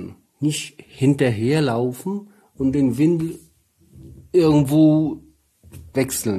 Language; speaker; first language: German; non-native, learner; Polish